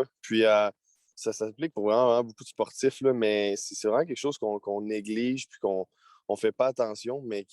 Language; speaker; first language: French; native; French